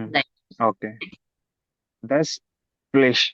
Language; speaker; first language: German; non-native, learner; Tamil